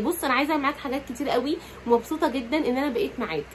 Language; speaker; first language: Arabic; native; Arabic